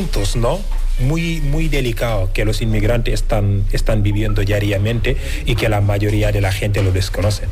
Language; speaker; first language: Spanish; non-native, fluent; Wolof